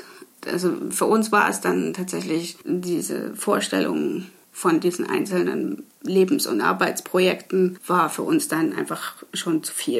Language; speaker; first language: German; native; German